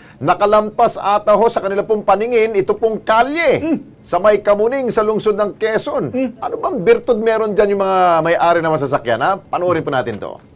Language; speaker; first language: Filipino; native; Filipino